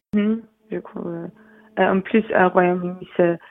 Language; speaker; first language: French; non-native, learner; Polish